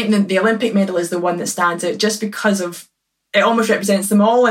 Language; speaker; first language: English; native; English